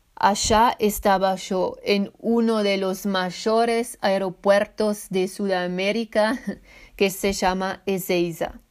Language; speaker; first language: Spanish; non-native, fluent; Swiss German